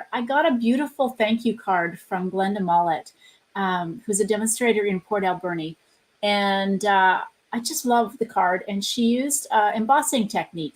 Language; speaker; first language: English; native; English